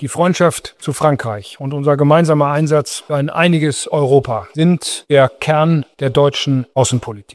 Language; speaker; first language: German; native; German